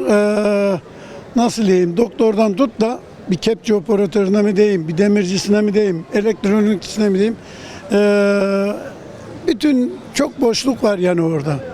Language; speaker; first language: Turkish; native; Turkish